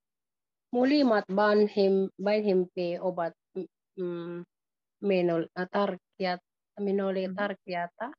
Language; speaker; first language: Finnish; non-native, learner; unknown